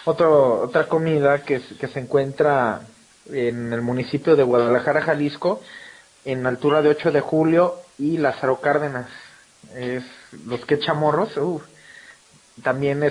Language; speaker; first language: Spanish; native; Spanish